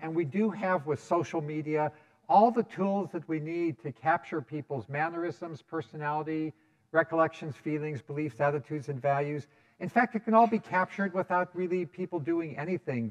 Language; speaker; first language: English; native; English